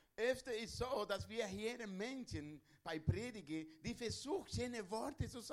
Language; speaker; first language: German; non-native, learner; Spanish